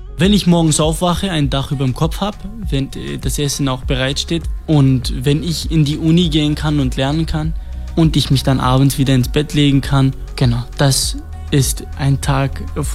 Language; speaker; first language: German; non-native, fluent; Kurdish